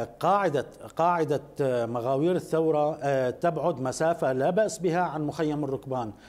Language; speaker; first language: Arabic; native; Arabic